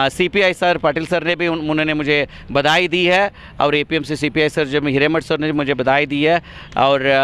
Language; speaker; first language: Hindi; non-native, local second language; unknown